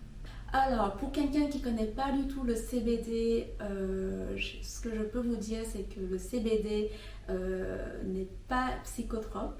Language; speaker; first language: French; non-native, fluent; Vietnamese